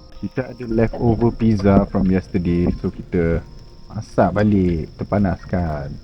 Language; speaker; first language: Malay; native; Malay